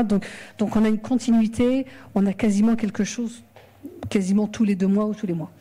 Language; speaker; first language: French; native; French